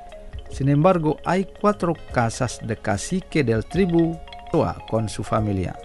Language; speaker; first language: Spanish; non-native, fluent; Indonesian